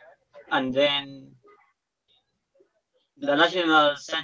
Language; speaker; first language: English; non-native, learner; Spanish